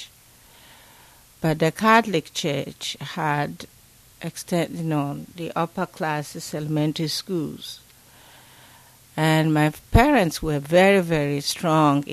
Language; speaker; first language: English; non-native, local second language; Akan